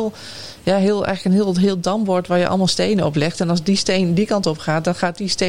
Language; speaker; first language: Dutch; native; Dutch